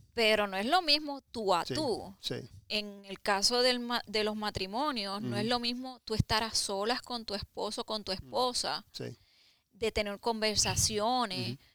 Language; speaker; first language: Spanish; native; Spanish